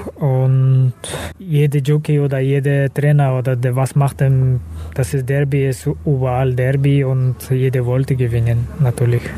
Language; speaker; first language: German; non-native, fluent; Russian